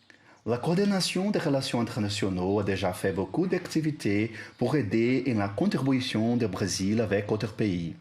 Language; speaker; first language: French; non-native, learner; Portuguese